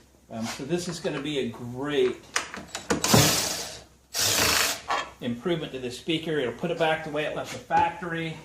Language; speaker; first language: English; native; English